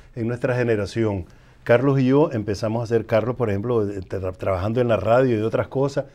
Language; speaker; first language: Spanish; native; Spanish